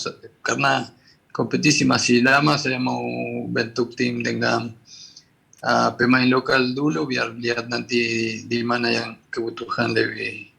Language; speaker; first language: Indonesian; non-native, fluent; Spanish